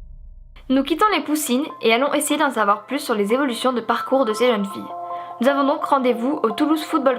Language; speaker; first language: French; native; French